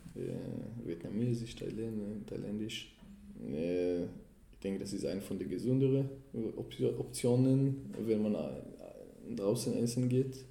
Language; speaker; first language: German; non-native, fluent; Hebrew